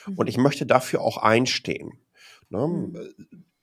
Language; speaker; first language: German; native; German